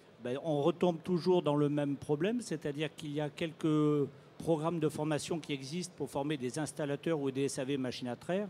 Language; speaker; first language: French; native; French